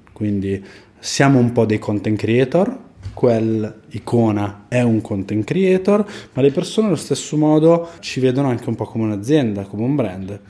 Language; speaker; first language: Italian; native; Italian